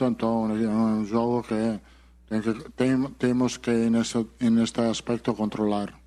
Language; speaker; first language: Portuguese; non-native, learner; Italian